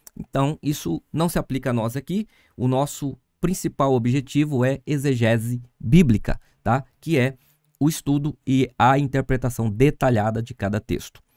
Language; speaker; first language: Portuguese; native; Portuguese